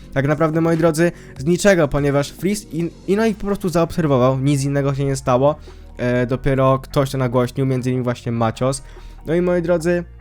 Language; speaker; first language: Polish; native; Polish